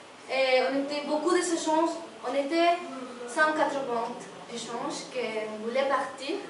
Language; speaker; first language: French; non-native, learner; Spanish